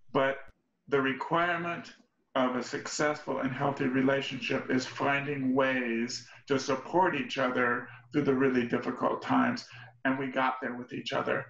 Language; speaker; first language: English; native; English